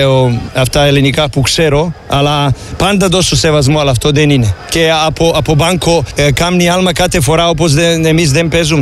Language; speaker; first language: Greek; non-native, learner; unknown